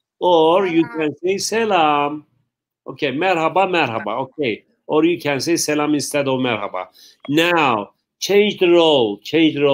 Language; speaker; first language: English; non-native, fluent; Turkish